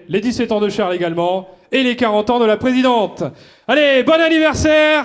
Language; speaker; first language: French; native; French